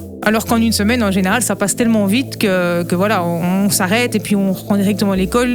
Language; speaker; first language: French; native; French